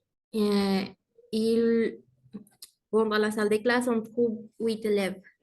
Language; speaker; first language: French; non-native, learner; Spanish